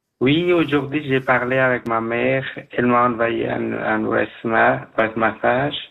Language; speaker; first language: French; non-native, learner; Persian